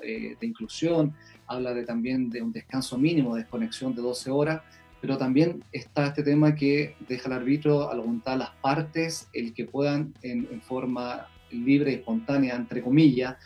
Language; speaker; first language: Spanish; native; Spanish